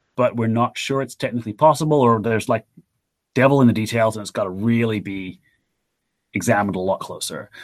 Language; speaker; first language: English; native; English